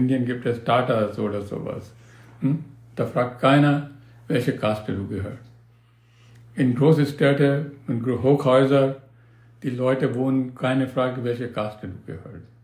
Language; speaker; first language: German; non-native, learner; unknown